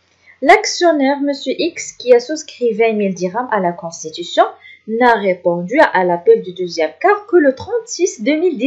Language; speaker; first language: French; non-native, local second language; Arabic